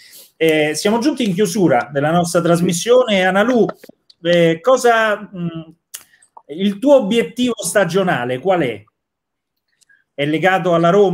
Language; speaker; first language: Italian; native; Italian